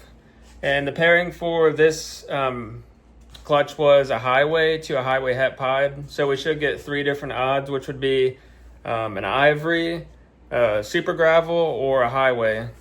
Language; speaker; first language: English; native; English